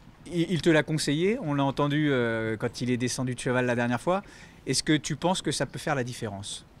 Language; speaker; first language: French; native; French